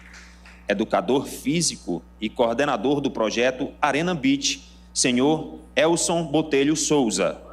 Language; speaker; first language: Portuguese; native; Portuguese